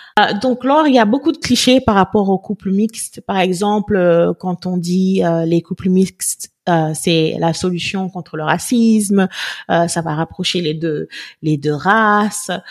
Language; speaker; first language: French; non-native, local second language; Wolof